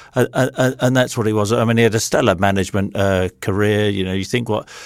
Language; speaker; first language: English; native; English